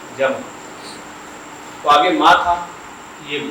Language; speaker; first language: Hindi; non-native, learner; Turkish